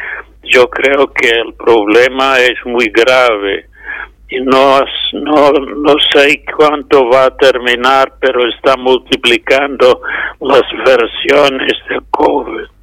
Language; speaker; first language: Spanish; non-native, fluent; English